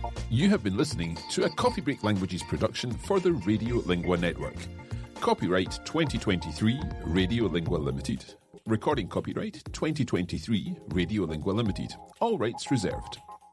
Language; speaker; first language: English; native; English